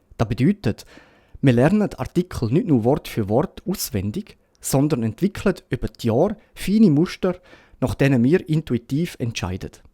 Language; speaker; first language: German; native; German